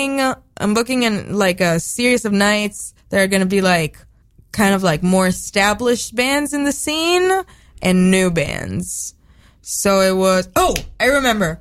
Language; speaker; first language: English; non-native, fluent; Hebrew